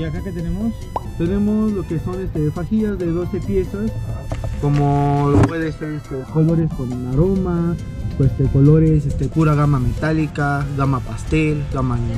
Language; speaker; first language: Spanish; native; Spanish